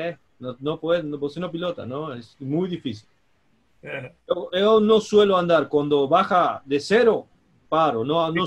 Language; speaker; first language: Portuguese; non-native, learner; Spanish